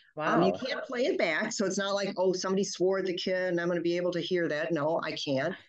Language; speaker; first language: English; early bilingual, other home language; German